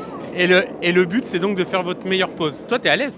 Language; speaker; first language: French; native; French